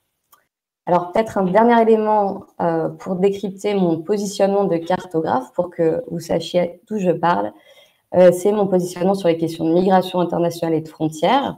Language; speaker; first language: French; native; French